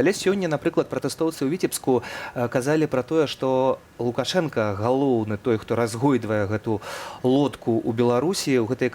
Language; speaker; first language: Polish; non-native, learner; Belarusian